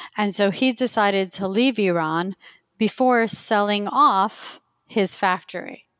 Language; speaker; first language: English; early bilingual, other home language; Persian